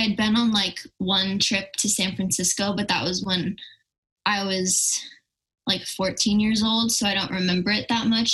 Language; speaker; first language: English; native; English